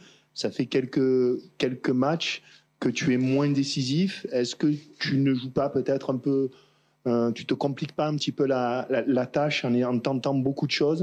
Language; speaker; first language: French; native; French